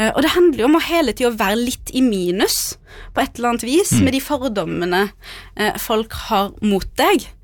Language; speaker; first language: Norwegian; early bilingual, other home language; Arabic